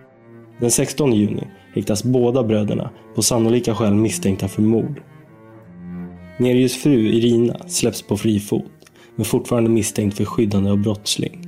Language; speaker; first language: Swedish; native; Swedish